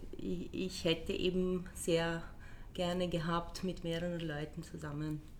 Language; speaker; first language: German; non-native, fluent; Italian